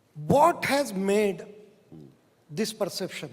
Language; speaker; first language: English; non-native, local second language; Hindi